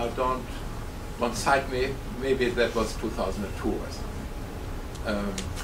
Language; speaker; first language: English; non-native, fluent; German